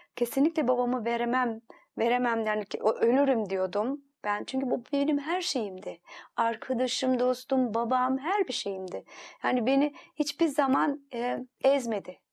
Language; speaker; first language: Turkish; native; Turkish